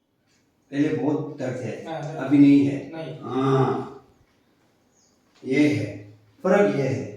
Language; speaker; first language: Hindi; non-native, fluent; Tibetan